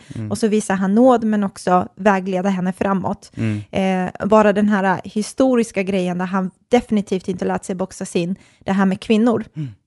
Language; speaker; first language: Swedish; early bilingual, other home language; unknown